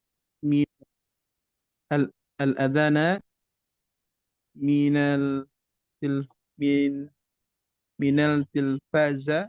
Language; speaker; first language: Arabic; non-native, learner; Indonesian